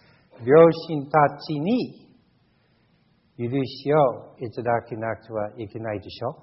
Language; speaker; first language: Japanese; non-native, fluent; English